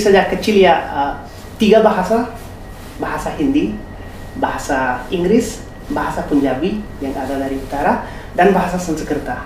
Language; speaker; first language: Indonesian; non-native, fluent; Hindi